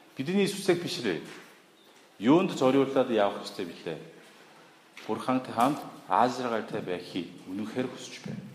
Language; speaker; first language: Mongolian; non-native, fluent; Korean